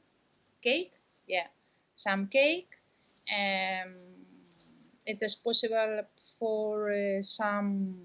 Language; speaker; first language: English; non-native, learner; Spanish